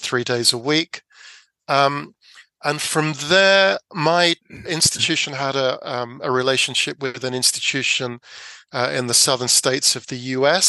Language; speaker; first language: English; native; English